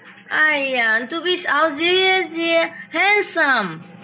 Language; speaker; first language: German; non-native, fluent; Vietnamese